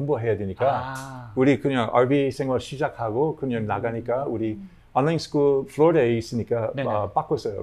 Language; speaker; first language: Korean; non-native, learner; English